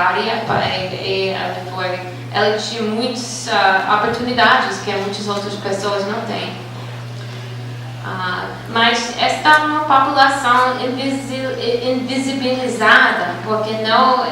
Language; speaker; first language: Portuguese; non-native, fluent; English